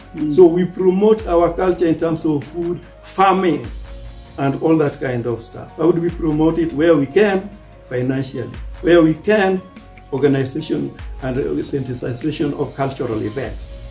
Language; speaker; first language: English; non-native, local second language; Luo (Kenya and Tanzania)